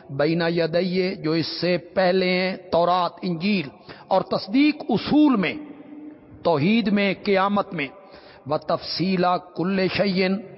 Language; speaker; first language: Urdu; non-native, local second language; Punjabi